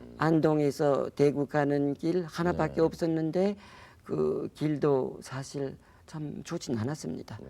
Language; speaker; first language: Korean; non-native, fluent; French